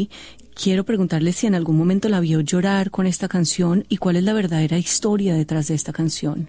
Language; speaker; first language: Spanish; native; Spanish